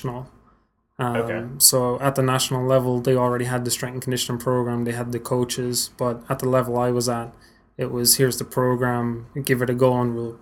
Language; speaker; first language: English; native; English